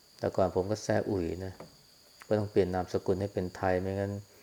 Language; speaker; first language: Thai; native; Thai